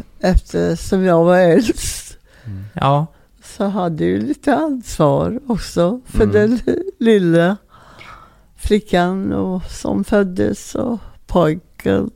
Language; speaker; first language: Swedish; non-native, fluent; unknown